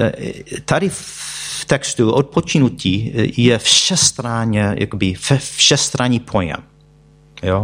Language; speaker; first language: Czech; non-native, fluent; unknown